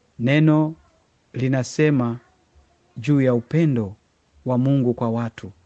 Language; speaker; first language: Swahili; native; Swahili